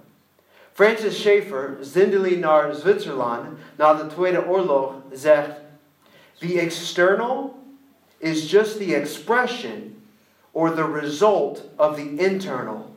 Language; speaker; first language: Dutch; non-native, learner; English